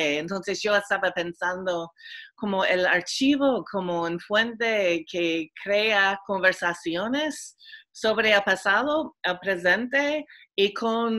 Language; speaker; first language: Spanish; non-native, fluent; English